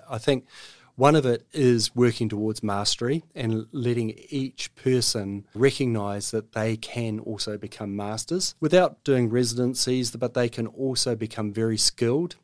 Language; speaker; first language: English; native; English